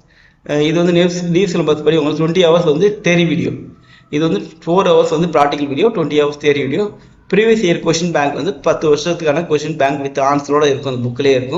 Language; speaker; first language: Tamil; native; Tamil